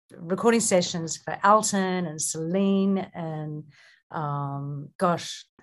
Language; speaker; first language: English; native; English